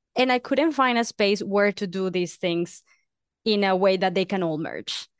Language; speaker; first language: English; non-native, fluent; Spanish